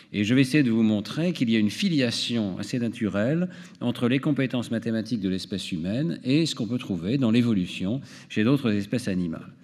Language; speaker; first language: French; native; French